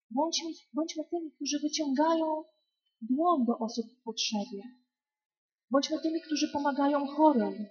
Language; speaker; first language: Polish; native; Polish